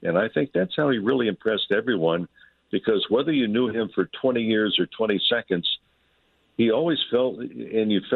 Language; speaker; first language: English; native; English